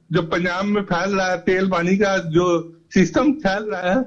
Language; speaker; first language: Hindi; native; Hindi